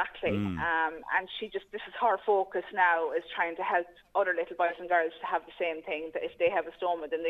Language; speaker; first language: English; native; English